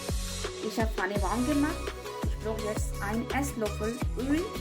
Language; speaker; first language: German; non-native, learner; Urdu